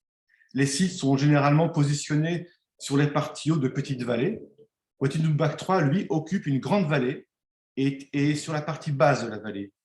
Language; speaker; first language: French; native; French